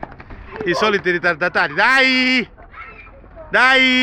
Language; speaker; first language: Italian; native; Italian